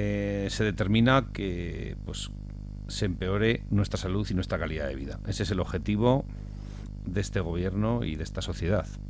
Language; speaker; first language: Spanish; native; Spanish